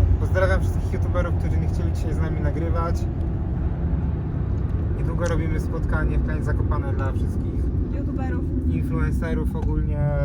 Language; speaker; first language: Polish; native; Polish